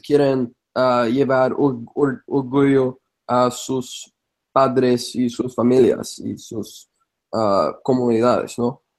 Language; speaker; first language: Spanish; non-native, fluent; English